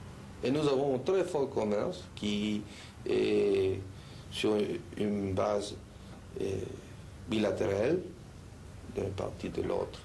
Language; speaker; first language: French; non-native, fluent; Spanish